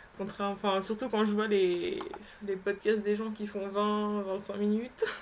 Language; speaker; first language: French; early bilingual, other home language; Polish